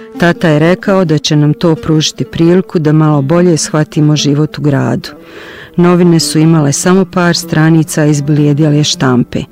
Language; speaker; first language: Bosnian; early bilingual, heritage; Bosnian